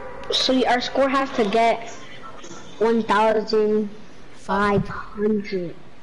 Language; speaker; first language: English; early bilingual, other home language; Spanish